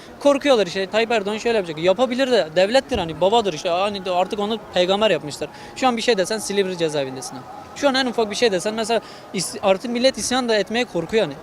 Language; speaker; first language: Turkish; non-native, local second language; Kurdish